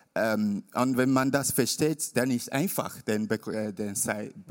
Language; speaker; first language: German; non-native, learner; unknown